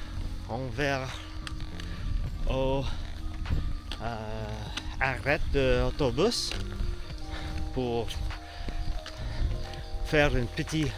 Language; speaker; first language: French; non-native, learner; English